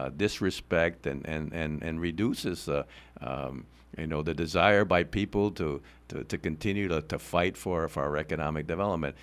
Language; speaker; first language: English; non-native, local second language; Spanish